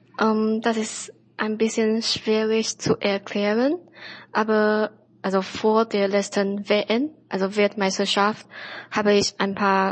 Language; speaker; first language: German; non-native, learner; Chinese